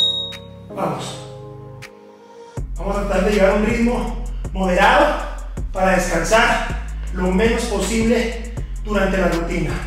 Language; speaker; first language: Spanish; native; Spanish